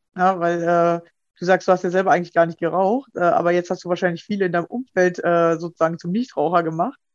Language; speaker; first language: German; native; German